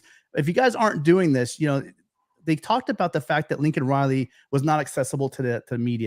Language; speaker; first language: English; native; English